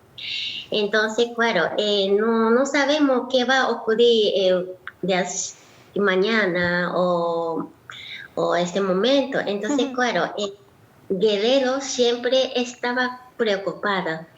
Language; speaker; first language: Spanish; non-native, learner; Japanese